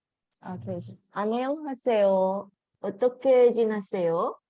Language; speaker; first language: Korean; non-native, learner; Indonesian